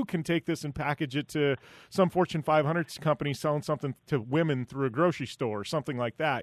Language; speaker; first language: English; native; English